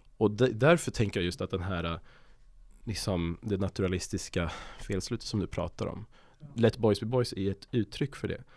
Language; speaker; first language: Swedish; native; Swedish